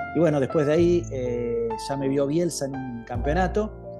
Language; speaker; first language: Spanish; native; Spanish